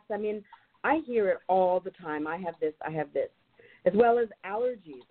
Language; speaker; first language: English; non-native, fluent; German